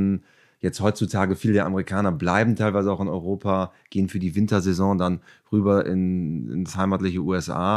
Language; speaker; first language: German; native; German